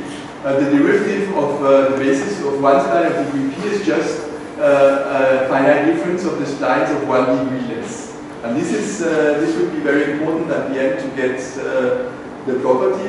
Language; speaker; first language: English; non-native, fluent; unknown